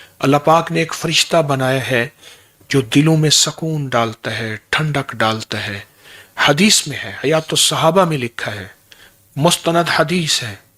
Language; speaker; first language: Urdu; native; Urdu